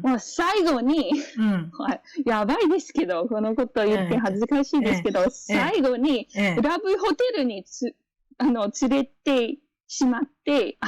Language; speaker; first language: Japanese; non-native, fluent; English